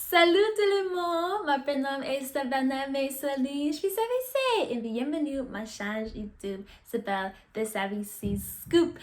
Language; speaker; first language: French; non-native, learner; English